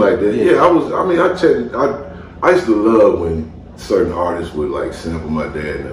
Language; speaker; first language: English; native; English